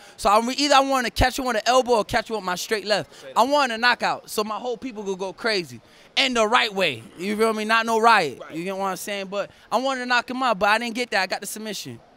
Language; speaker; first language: English; native; English